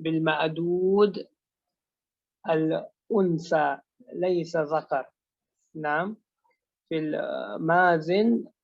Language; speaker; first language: Arabic; non-native, fluent; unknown